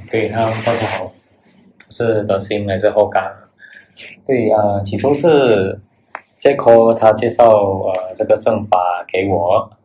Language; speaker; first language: Chinese; native; Chinese